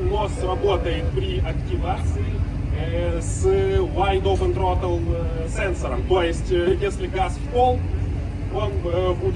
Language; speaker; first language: Russian; native; Russian